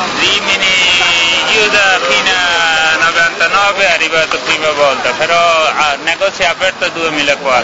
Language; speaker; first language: Italian; non-native, learner; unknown